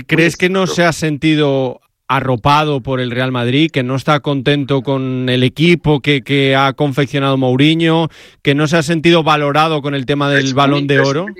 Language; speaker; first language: Spanish; native; Spanish